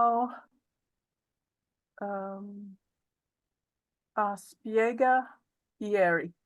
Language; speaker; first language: Italian; non-native, learner; English